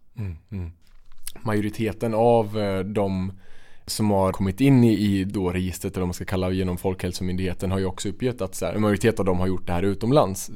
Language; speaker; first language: Swedish; native; Swedish